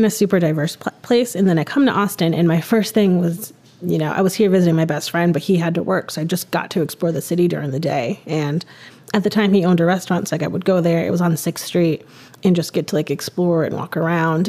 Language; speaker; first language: English; native; English